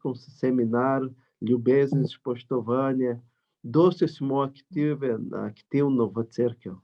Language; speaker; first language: Slovenian; non-native, learner; Portuguese